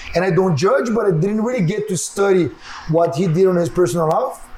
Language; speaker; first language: English; non-native, fluent; Portuguese